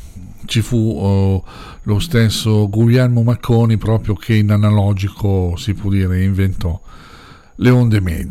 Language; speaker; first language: Italian; native; Italian